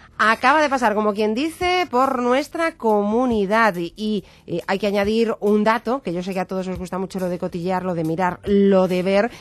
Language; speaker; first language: Spanish; native; Spanish